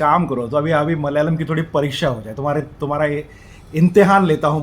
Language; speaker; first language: Hindi; native; Hindi